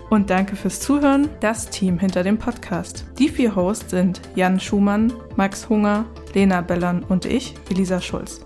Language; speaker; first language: German; native; German